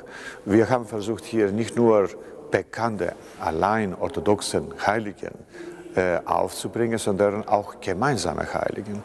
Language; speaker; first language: German; non-native, fluent; Greek